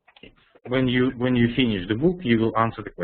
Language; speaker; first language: English; non-native, fluent; Russian